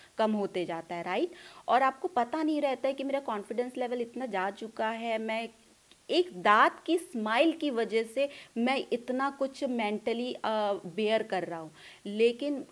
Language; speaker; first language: Hindi; non-native, local second language; Punjabi